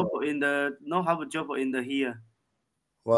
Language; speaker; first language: English; non-native, learner; Chinese